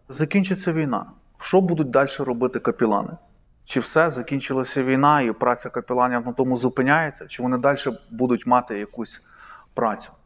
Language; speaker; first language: Ukrainian; native; Ukrainian